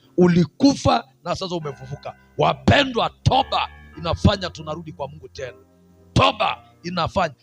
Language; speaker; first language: Swahili; non-native, local second language; Masai